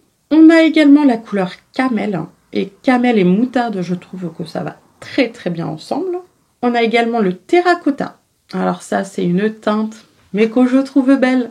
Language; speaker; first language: French; native; French